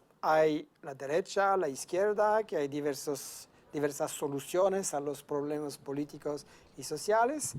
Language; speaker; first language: Spanish; non-native, fluent; French